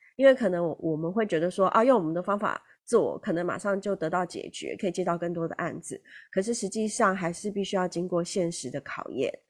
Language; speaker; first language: Chinese; native; Chinese